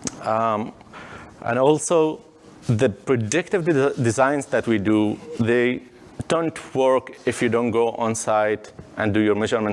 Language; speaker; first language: English; non-native, fluent; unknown